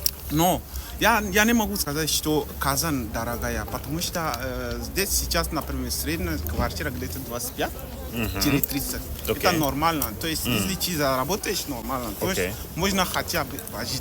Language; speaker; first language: Russian; non-native, fluent; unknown